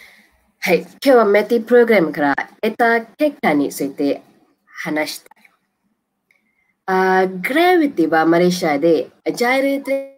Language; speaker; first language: Japanese; non-native, learner; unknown